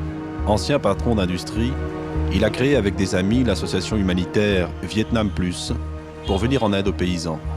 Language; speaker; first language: French; native; French